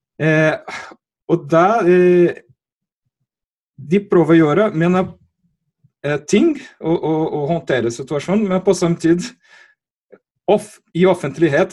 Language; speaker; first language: Norwegian; non-native, fluent; Portuguese